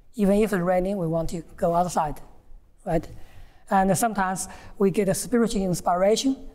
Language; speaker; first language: English; non-native, fluent; Chinese